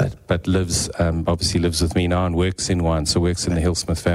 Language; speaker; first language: English; native; English